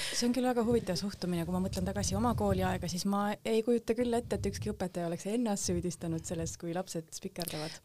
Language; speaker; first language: Estonian; native; Estonian